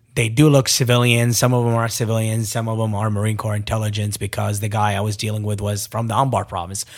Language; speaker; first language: English; non-native, fluent; Arabic